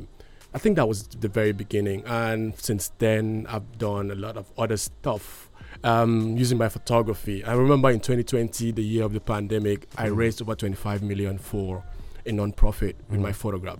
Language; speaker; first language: English; non-native, local second language; Ibibio